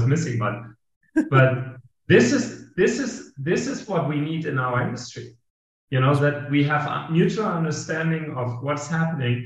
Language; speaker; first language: English; non-native, fluent; German